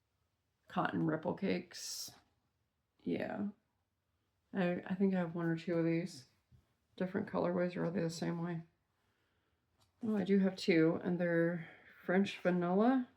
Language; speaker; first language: English; native; English